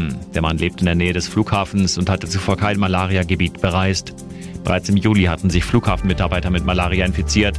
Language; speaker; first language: German; native; German